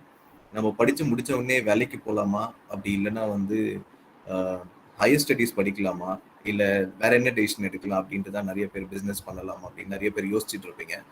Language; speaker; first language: Tamil; native; Tamil